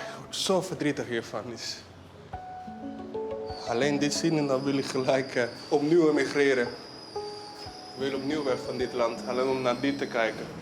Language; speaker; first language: Dutch; non-native, fluent; Spanish